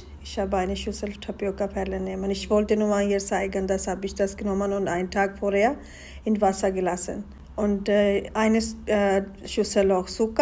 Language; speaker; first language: German; non-native, learner; Hindi